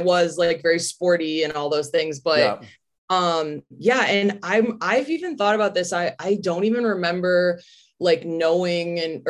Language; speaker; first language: English; native; English